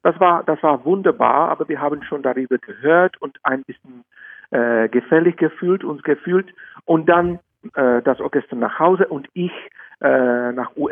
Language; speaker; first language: German; non-native, fluent; Czech